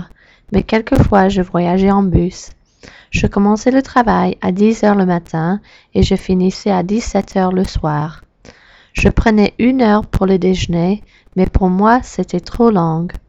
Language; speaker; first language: French; non-native, learner; English